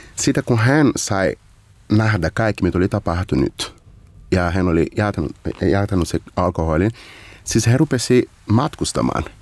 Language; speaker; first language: Finnish; non-native, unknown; Portuguese